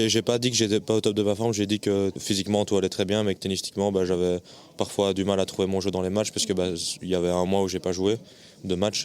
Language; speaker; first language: French; native; French